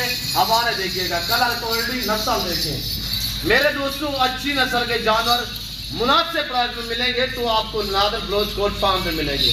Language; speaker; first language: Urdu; non-native, local second language; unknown